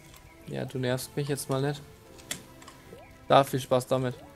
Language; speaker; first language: German; native; German